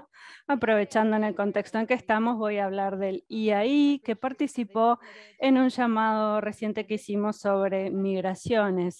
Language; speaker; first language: Spanish; native; Spanish